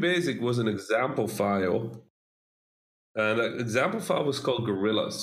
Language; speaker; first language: English; non-native, fluent; Dutch